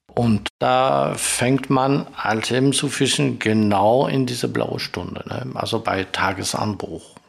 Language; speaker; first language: German; non-native, fluent; French